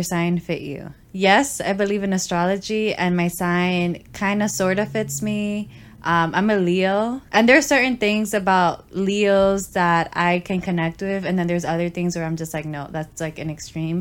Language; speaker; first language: English; native; English